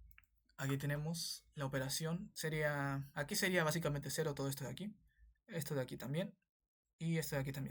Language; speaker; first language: Spanish; native; Spanish